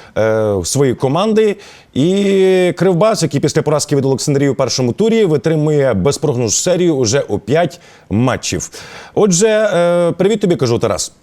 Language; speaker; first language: Ukrainian; native; Ukrainian